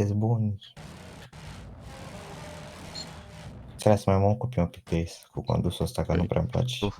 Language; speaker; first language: Romanian; native; Romanian